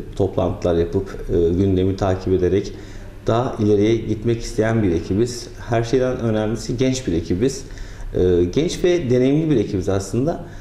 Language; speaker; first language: Turkish; native; Turkish